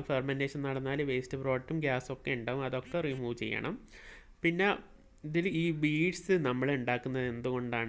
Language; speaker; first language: Malayalam; native; Malayalam